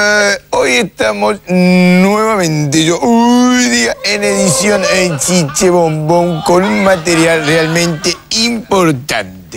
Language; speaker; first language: Spanish; native; Spanish